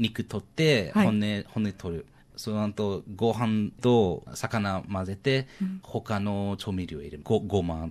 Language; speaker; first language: Japanese; non-native, learner; English